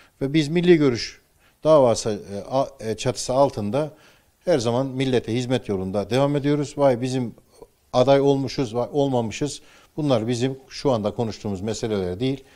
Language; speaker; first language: Turkish; native; Turkish